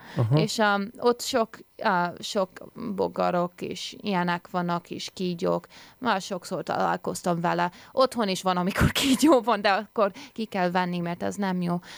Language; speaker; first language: Hungarian; early bilingual, heritage; English